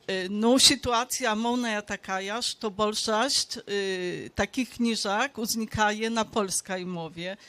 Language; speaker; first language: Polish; non-native, local second language; Belarusian